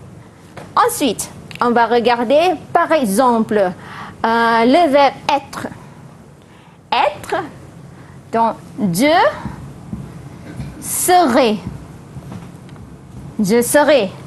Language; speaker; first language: French; non-native, fluent; Malay